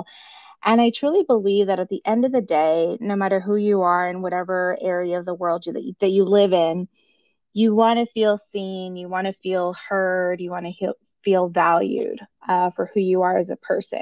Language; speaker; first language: English; native; English